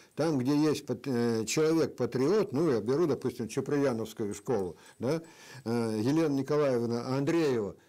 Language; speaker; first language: Russian; native; Russian